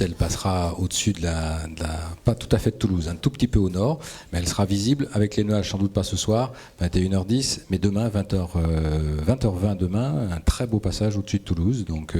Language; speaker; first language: French; native; French